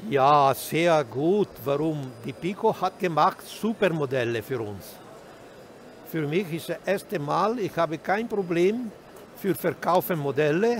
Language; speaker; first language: German; non-native, learner; Italian